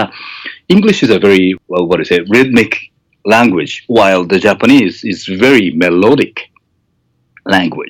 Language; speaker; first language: English; non-native, fluent; Japanese